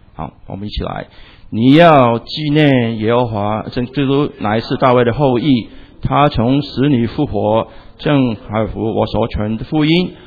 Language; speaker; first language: Chinese; non-native, local second language; Cantonese